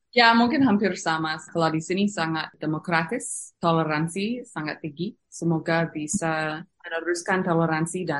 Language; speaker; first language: Indonesian; non-native, fluent; English